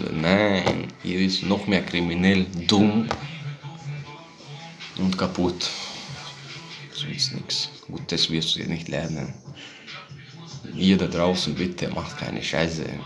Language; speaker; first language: German; non-native, fluent; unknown